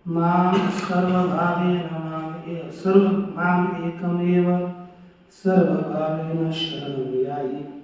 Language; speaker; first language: Hindi; non-native, local second language; Marathi